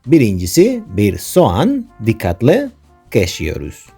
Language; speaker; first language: Turkish; non-native, learner; Spanish